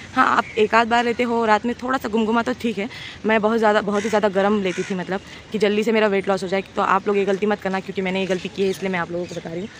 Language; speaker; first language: Hindi; non-native, local second language; Urdu